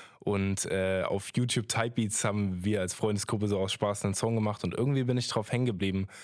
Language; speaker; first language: German; native; German